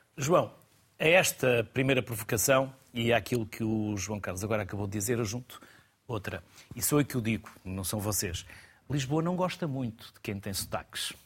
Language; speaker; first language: Portuguese; native; Portuguese